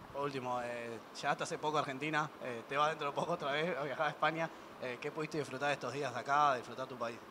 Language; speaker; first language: Spanish; native; Spanish